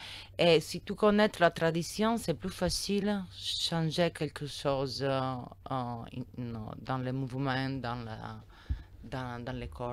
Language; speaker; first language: French; non-native, learner; Italian